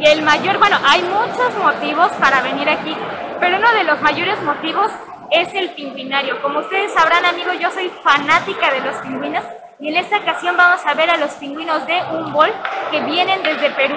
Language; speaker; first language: Spanish; native; Spanish